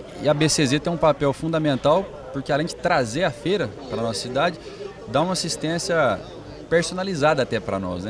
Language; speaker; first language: Portuguese; native; Portuguese